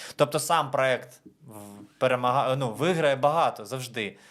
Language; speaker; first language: Ukrainian; non-native, fluent; Romanian